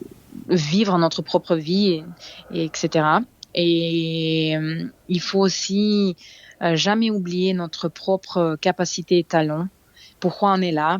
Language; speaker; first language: French; non-native, fluent; Serbian